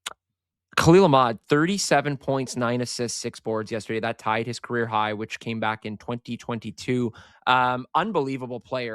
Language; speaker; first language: English; native; English